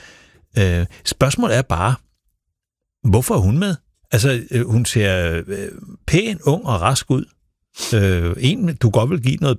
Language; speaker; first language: Danish; native; Danish